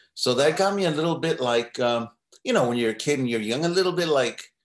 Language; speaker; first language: English; native; English